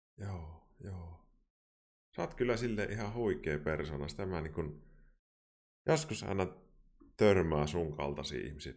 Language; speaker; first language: Finnish; native; Finnish